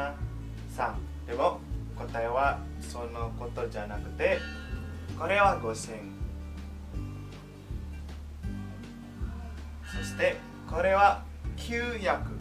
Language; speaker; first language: Japanese; non-native, fluent; Indonesian